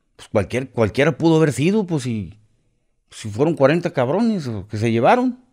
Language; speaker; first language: Spanish; native; Spanish